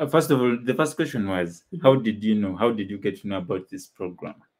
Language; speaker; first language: English; non-native, local second language; Ganda